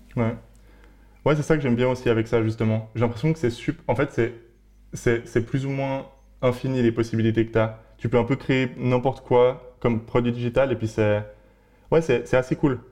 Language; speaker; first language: French; native; French